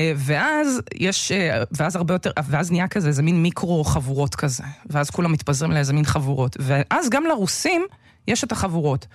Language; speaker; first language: Hebrew; early bilingual, other home language; Russian